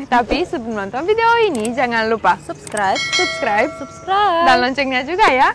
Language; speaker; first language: Indonesian; non-native, learner; Romanian